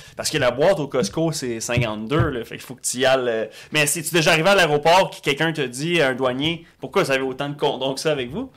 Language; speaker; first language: French; native; French